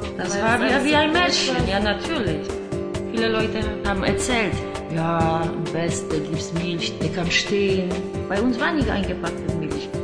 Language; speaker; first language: German; non-native, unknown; Polish